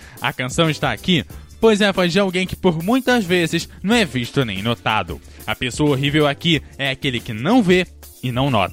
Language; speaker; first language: Portuguese; native; Portuguese